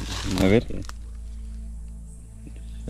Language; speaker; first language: Spanish; non-native, learner; French